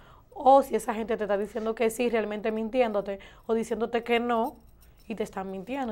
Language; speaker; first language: Spanish; native; Spanish